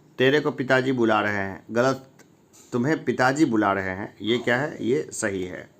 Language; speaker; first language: Hindi; native; Hindi